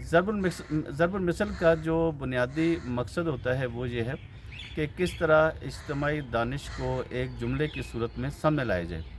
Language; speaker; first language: Urdu; native; Urdu